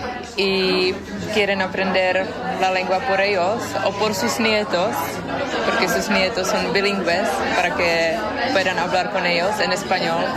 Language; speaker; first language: Spanish; non-native, fluent; Czech